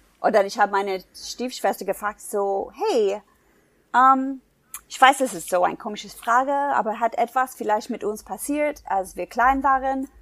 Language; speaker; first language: German; non-native, fluent; English